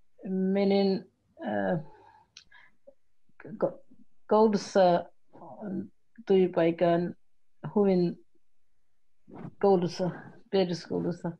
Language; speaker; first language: Finnish; non-native, learner; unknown